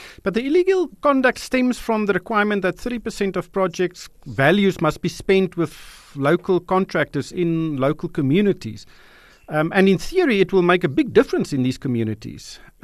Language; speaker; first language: English; non-native, local second language; Afrikaans